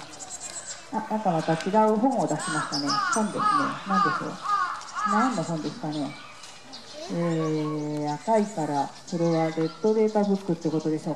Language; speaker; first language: Japanese; native; Japanese